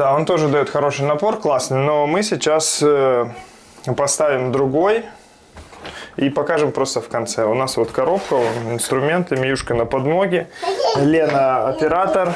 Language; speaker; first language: Russian; native; Russian